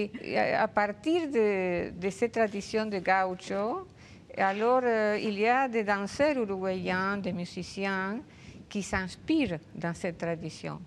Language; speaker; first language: French; non-native, fluent; Spanish